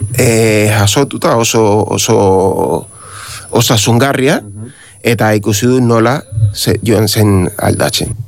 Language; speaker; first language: Basque; non-native, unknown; Spanish